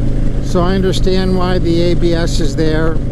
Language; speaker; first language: English; native; English